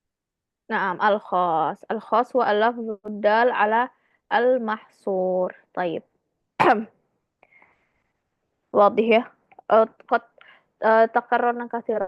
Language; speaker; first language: Arabic; non-native, fluent; Indonesian